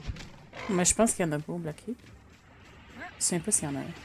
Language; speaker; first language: French; native; French